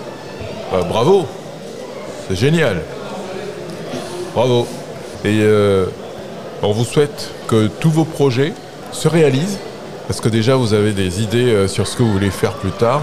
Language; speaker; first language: French; native; French